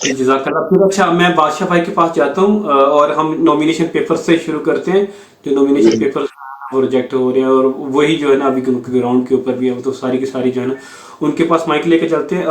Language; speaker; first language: Urdu; non-native, local second language; Punjabi